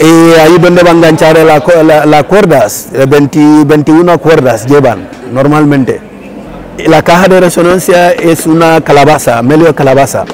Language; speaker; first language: Spanish; non-native, fluent; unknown